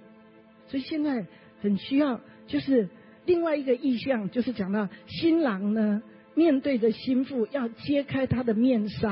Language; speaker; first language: Chinese; native; Chinese